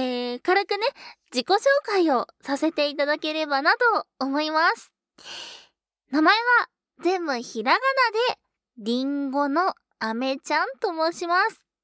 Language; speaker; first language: Japanese; native; Japanese